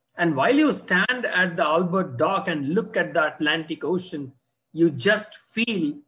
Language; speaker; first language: English; non-native, local second language; Hindi